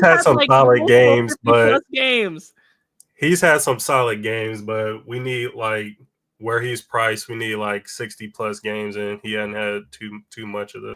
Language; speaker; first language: English; native; English